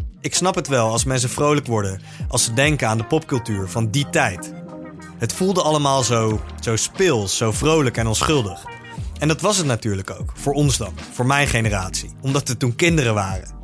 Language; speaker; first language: Dutch; native; Dutch